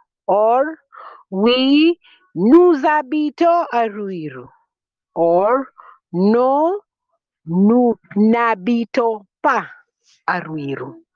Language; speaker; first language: French; non-native, fluent; Swahili